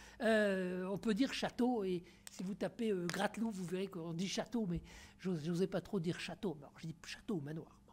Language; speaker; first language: French; native; French